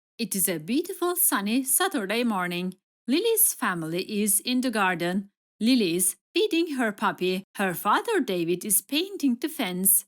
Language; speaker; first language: English; non-native, fluent; Turkish